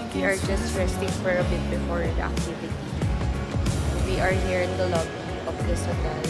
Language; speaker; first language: English; non-native, local second language; Filipino